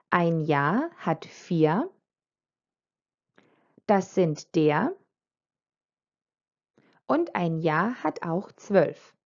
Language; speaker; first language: German; non-native, fluent; Croatian